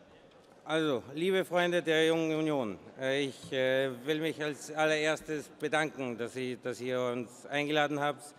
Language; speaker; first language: German; non-native, fluent; Polish